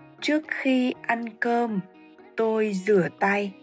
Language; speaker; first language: Vietnamese; non-native, fluent; Korean